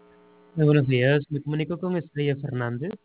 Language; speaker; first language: Spanish; native; Spanish